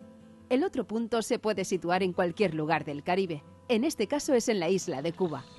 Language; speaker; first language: Spanish; native; Spanish